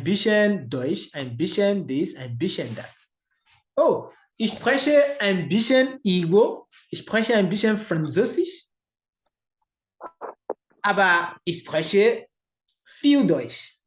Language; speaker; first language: German; non-native, learner; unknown